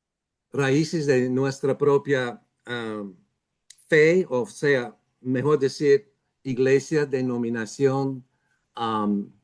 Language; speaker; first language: Spanish; non-native, fluent; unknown